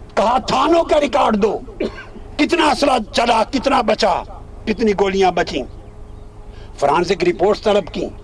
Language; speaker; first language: Urdu; non-native, local second language; Punjabi